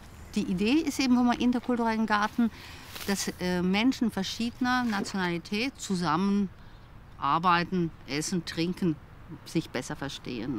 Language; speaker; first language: German; native; German